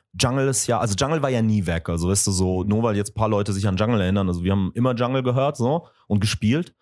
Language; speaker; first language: German; early bilingual, other home language; Russian